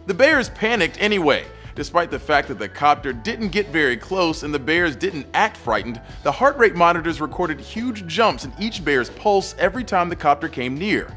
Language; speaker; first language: English; native; English